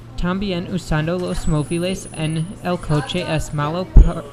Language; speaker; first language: Spanish; non-native, learner; English